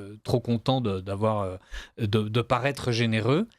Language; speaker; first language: French; native; French